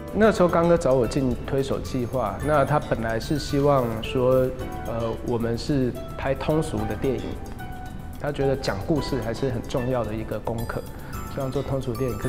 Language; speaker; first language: Chinese; non-native, local second language; Min Nan Chinese